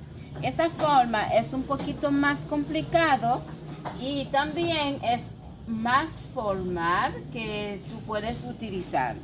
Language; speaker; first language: Spanish; non-native, fluent; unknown